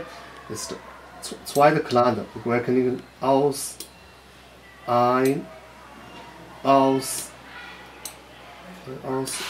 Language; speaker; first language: German; non-native, learner; Chinese